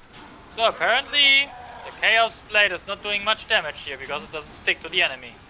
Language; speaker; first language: English; native; English